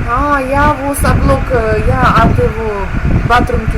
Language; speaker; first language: Hindi; non-native, fluent; Russian